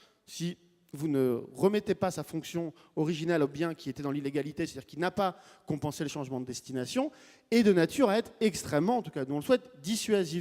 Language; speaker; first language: French; native; French